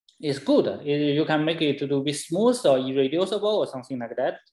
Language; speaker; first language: English; non-native, fluent; Chinese